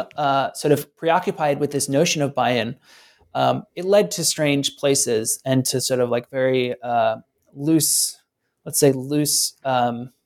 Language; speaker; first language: English; native; English